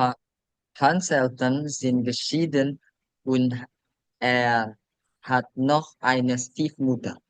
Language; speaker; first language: German; non-native, learner; Indonesian